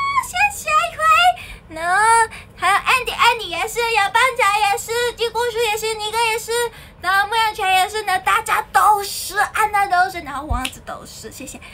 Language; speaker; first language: Chinese; native; Chinese